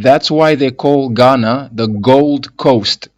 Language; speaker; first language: English; non-native, fluent; Lingala